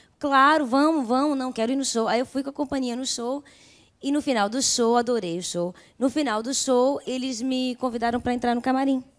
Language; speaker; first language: Portuguese; early bilingual, other home language; Italian